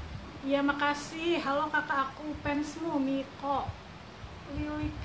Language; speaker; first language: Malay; non-native, local second language; Javanese